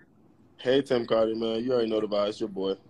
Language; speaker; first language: English; native; English